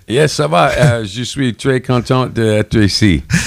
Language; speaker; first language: French; non-native, learner; English